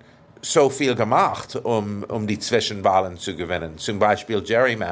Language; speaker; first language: German; non-native, fluent; English